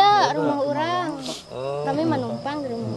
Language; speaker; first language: Indonesian; non-native, local second language; Sundanese